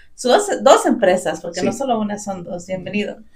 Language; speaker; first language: Spanish; early bilingual, heritage; Spanish